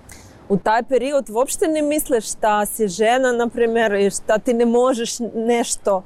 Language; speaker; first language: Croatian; non-native, learner; Ukrainian